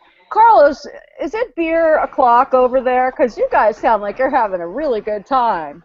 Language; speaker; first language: English; native; English